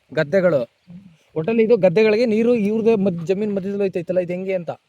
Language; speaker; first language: Kannada; native; Kannada